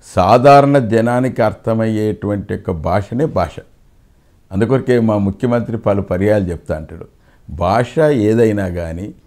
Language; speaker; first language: Telugu; native; Telugu